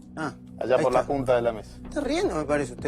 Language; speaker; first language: Spanish; native; Spanish